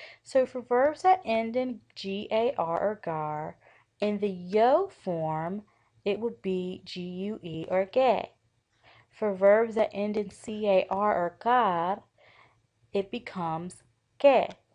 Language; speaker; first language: English; native; English